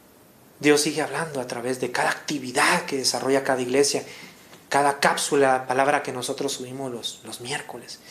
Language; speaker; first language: Spanish; native; Spanish